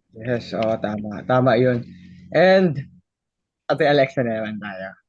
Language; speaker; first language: Filipino; non-native, local second language; Cebuano